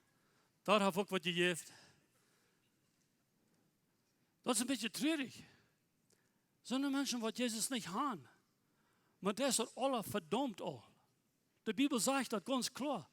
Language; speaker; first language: German; non-native, learner; Plautdietsch